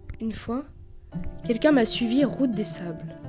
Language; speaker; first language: French; native; French